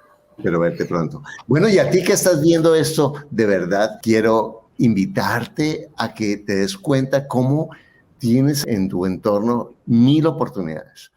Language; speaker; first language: Spanish; native; Spanish